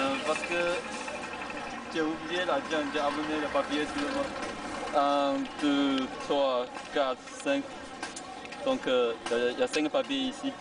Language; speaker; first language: French; non-native, learner; Chinese